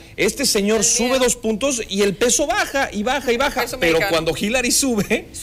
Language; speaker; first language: Spanish; native; Spanish